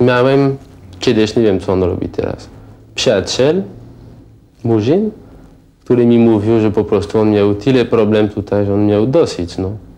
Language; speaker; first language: Polish; non-native, learner; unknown